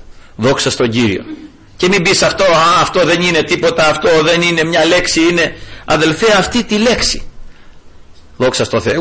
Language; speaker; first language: Greek; native; Greek